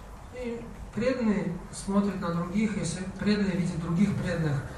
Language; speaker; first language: Russian; native; Russian